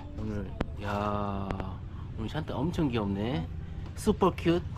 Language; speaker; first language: Korean; native; Korean